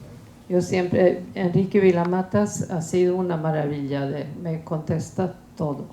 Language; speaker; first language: Spanish; non-native, fluent; Swedish